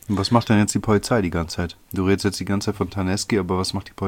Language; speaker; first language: German; native; German